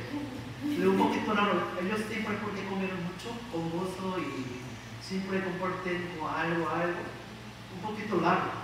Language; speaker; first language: Spanish; non-native, learner; Korean